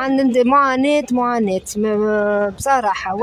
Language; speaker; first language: Arabic; native; Arabic